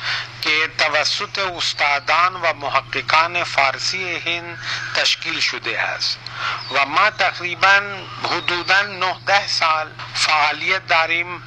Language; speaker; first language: Persian; non-native, fluent; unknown